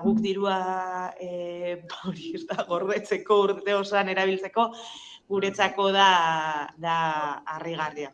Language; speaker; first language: Basque; native; Basque